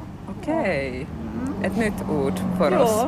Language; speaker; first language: Swedish; non-native, local second language; Finnish